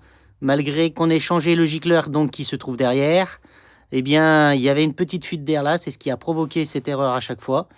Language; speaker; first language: French; native; French